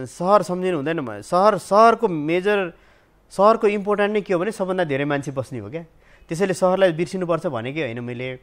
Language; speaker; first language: Nepali; native; Nepali